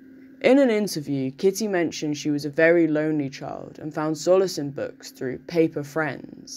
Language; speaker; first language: English; native; English